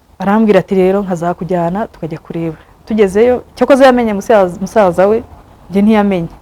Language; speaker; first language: Kinyarwanda; early bilingual, heritage; Kinyarwanda